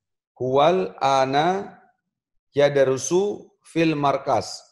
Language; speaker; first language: Arabic; non-native, learner; Indonesian